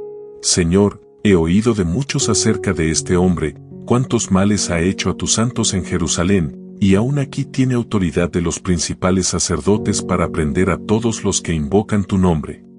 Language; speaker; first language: Spanish; native; Spanish